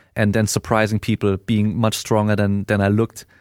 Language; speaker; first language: English; non-native, fluent; German